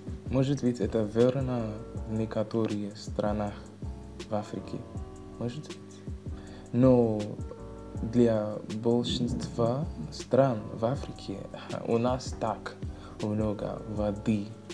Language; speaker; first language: Russian; non-native, learner; English